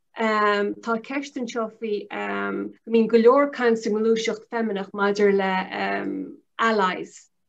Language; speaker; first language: Irish; native; Irish